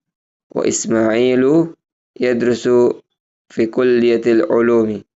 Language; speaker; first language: Arabic; non-native, fluent; Indonesian